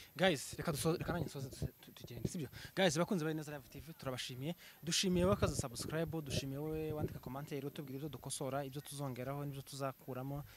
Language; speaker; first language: Kinyarwanda; native; Kinyarwanda